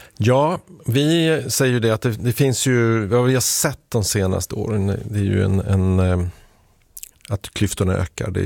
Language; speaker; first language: Swedish; native; Swedish